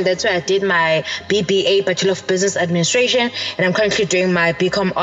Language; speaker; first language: English; non-native, local second language; Zulu